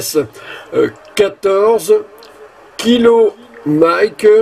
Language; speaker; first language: English; non-native, learner; French